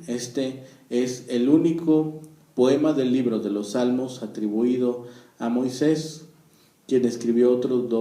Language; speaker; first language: Spanish; native; Spanish